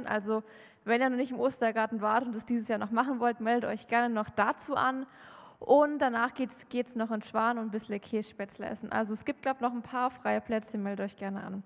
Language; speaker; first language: German; native; German